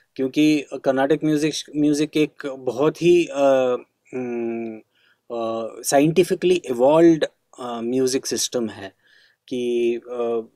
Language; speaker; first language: Hindi; non-native, local second language; Kannada